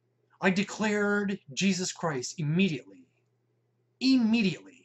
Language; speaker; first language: English; native; English